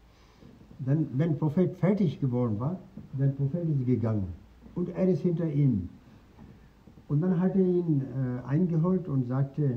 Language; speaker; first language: German; non-native, fluent; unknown